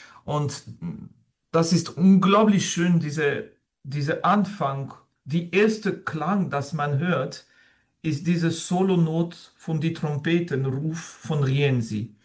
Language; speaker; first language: German; non-native, fluent; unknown